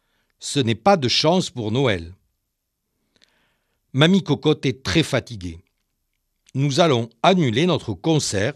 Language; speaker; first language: French; native; French